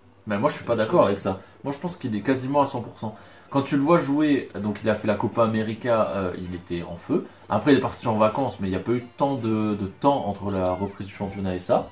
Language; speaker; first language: French; native; French